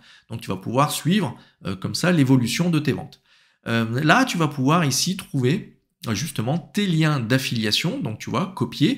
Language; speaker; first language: French; native; French